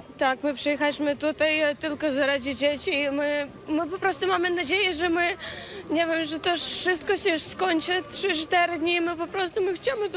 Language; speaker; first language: Polish; non-native, learner; Ukrainian